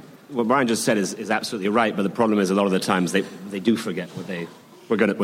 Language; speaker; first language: English; native; English